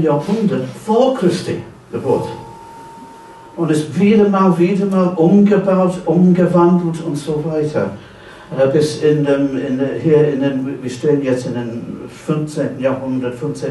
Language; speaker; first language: German; non-native, fluent; English